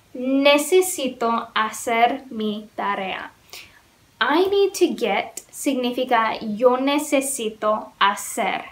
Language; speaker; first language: Spanish; non-native, learner; English